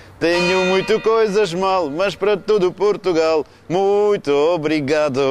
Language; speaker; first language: Portuguese; non-native, learner; Russian